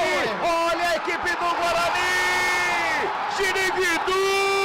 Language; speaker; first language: Portuguese; native; Portuguese